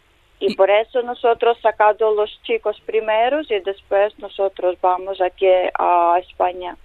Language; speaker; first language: Spanish; non-native, learner; Ukrainian